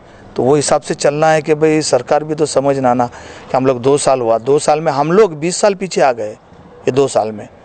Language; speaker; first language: Hindi; native; Hindi